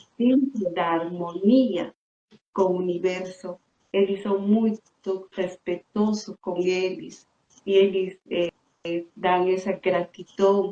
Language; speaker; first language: Portuguese; non-native, fluent; Spanish